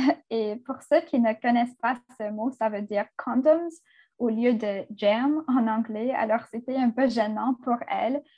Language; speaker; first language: French; non-native, fluent; English